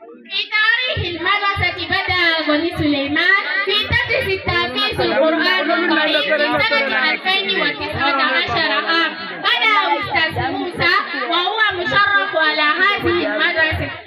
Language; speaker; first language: Arabic; non-native, learner; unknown